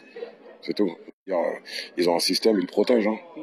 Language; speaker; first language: French; native; French